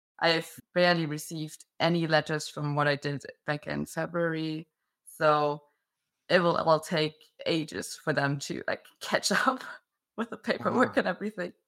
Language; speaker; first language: English; non-native, fluent; German